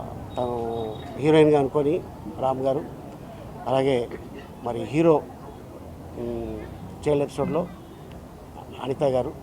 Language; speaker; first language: Telugu; native; Telugu